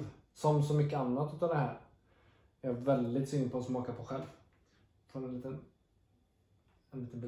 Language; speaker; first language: Swedish; native; Swedish